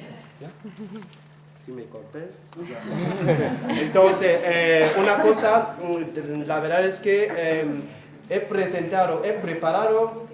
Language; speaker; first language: Spanish; non-native, fluent; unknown